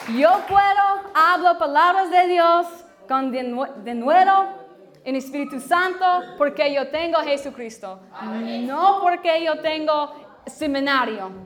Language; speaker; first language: Spanish; non-native, learner; English